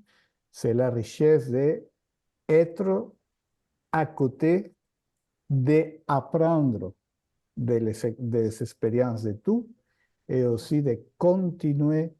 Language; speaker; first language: French; non-native, fluent; Spanish